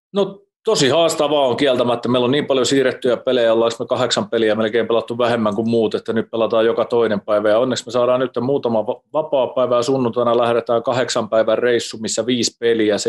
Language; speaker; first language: Finnish; native; Finnish